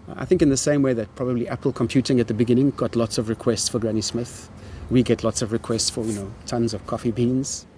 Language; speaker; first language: English; native; English